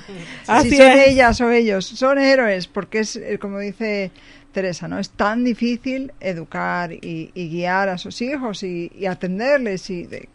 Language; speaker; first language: Spanish; native; Spanish